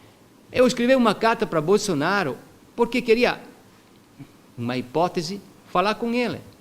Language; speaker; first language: Portuguese; non-native, fluent; Italian